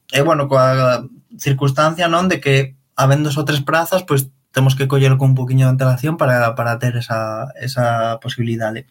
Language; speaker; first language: Galician; non-native, local second language; Spanish